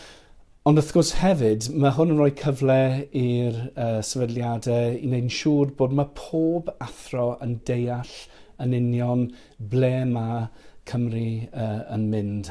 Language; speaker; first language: Welsh; non-native, fluent; English